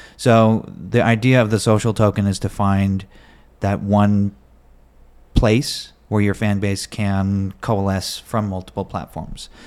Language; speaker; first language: English; native; English